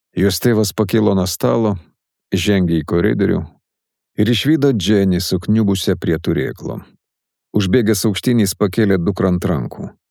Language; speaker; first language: Lithuanian; native; Lithuanian